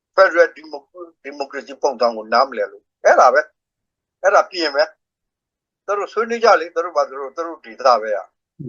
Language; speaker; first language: Burmese; non-native, local second language; S'gaw Karen